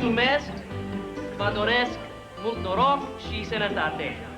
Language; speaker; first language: Romanian; non-native, learner; English